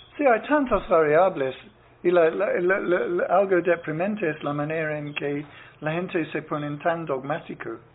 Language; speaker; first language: Spanish; non-native, fluent; English